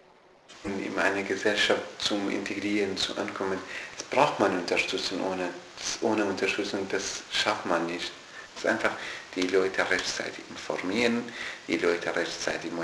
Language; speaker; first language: German; non-native, learner; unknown